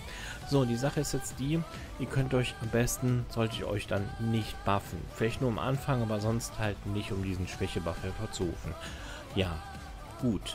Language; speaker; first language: German; native; German